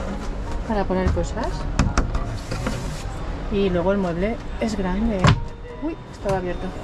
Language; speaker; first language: Spanish; native; Spanish